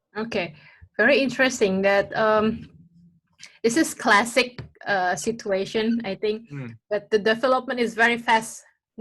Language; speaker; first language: English; non-native, local second language; Indonesian